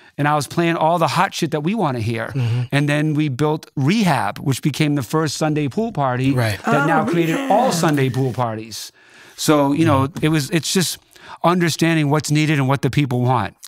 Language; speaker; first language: English; native; English